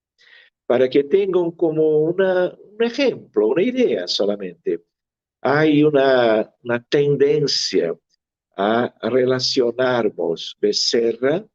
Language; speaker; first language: Spanish; non-native, fluent; Portuguese